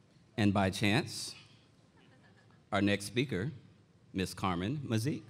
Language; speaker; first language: English; native; English